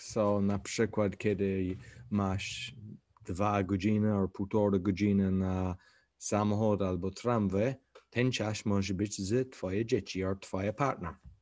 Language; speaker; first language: Polish; non-native, learner; English